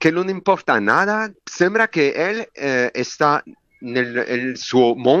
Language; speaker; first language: Spanish; non-native, learner; French